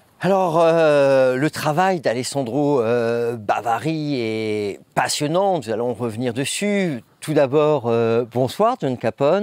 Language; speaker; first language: French; native; French